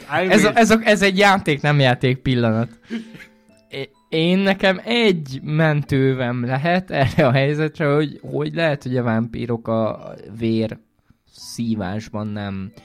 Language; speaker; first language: Hungarian; native; Hungarian